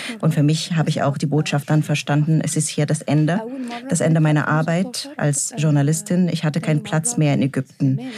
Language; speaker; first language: German; non-native, fluent; Arabic